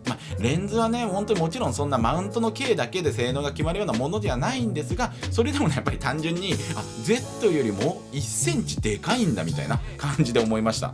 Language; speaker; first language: Japanese; native; Japanese